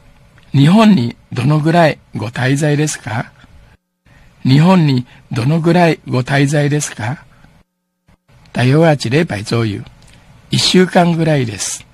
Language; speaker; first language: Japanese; non-native, fluent; Min Nan Chinese